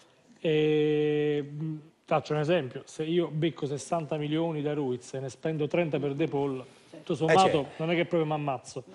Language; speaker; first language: Italian; native; Italian